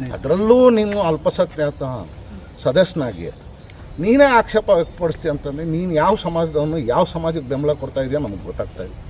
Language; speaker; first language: Kannada; non-native, local second language; Urdu